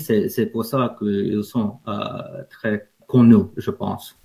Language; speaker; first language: French; non-native, learner; English